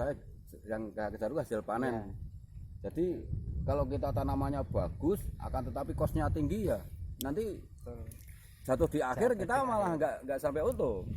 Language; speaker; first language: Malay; non-native, local second language; Javanese